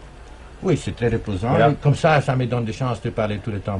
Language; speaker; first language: French; non-native, fluent; German